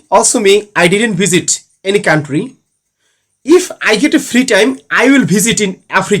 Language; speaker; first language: English; non-native, learner; Bangla